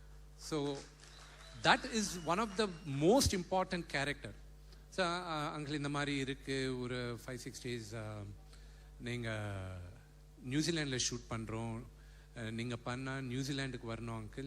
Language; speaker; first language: Tamil; non-native, local second language; Telugu